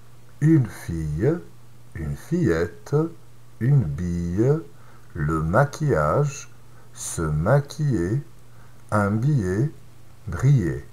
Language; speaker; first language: French; non-native, fluent; Serbian